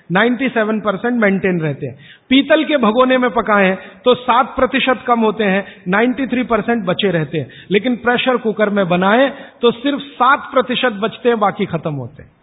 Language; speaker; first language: Hindi; native; Hindi